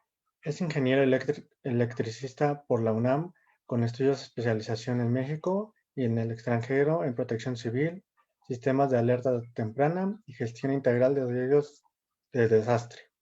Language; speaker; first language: Spanish; native; Spanish